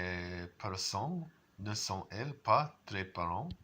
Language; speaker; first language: French; non-native, learner; English